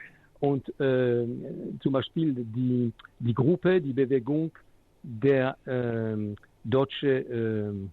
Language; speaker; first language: German; non-native, fluent; French